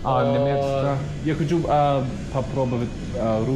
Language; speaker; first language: Russian; non-native, learner; English